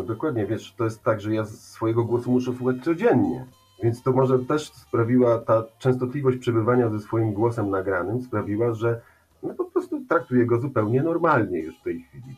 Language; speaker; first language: Polish; native; Polish